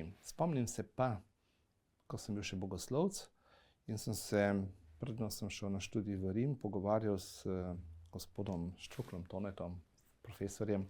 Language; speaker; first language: Slovenian; native; Slovenian